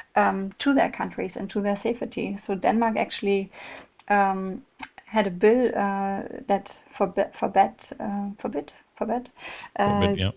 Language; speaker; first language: English; non-native, fluent; German